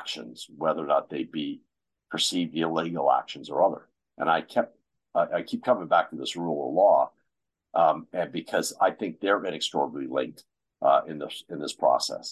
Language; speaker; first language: English; native; English